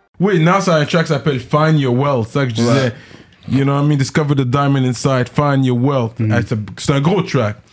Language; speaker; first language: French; native; French